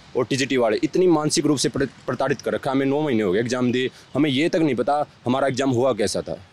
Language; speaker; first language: Hindi; native; Hindi